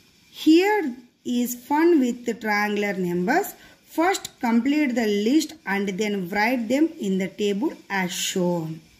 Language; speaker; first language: English; non-native, local second language; Kannada